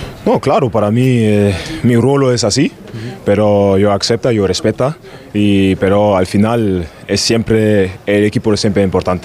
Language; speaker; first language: Spanish; non-native, learner; German